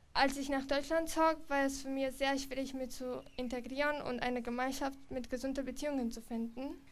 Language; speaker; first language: German; non-native, fluent; Romanian